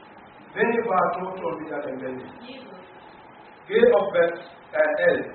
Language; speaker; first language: German; non-native, fluent; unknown